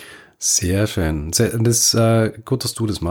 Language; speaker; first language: German; native; German